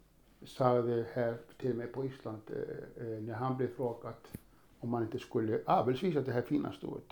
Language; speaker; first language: Swedish; non-native, fluent; Icelandic